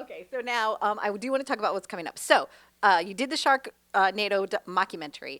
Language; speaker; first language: English; native; English